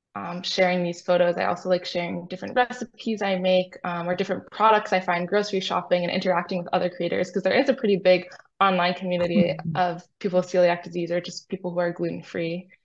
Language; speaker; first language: English; native; English